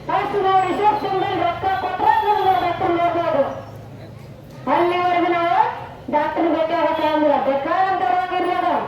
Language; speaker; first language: Kannada; native; Kannada